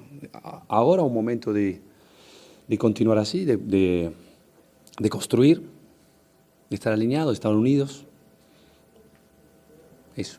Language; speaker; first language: Portuguese; non-native, fluent; Spanish